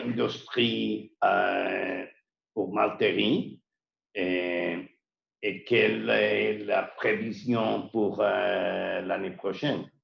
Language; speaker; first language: French; non-native, learner; Spanish